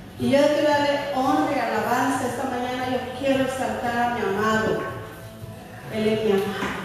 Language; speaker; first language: Spanish; native; Spanish